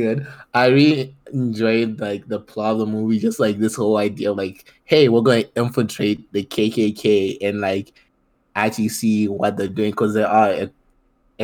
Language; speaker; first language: English; non-native, local second language; Nyanja